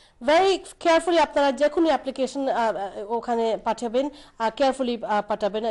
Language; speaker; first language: Bangla; early bilingual, heritage; Bangla